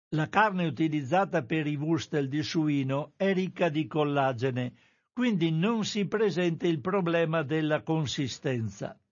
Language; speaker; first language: Italian; native; Italian